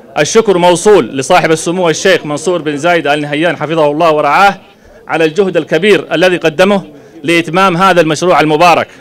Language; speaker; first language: Arabic; non-native, local second language; Somali